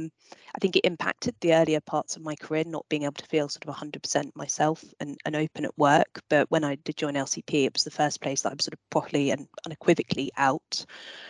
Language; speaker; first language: English; native; English